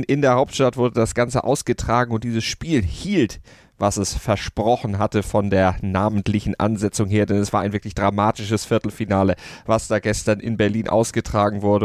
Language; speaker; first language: German; native; German